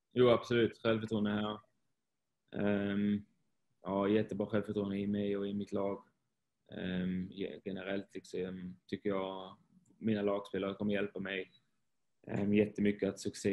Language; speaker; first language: Swedish; non-native, fluent; Swiss German